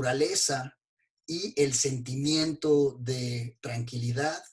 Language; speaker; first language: Spanish; native; Spanish